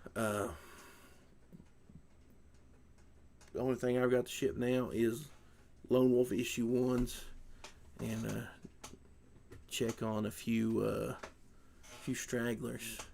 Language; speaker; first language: English; native; English